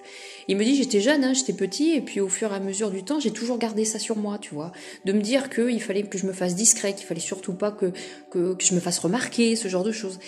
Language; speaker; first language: French; native; French